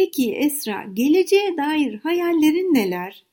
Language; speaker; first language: Turkish; native; Turkish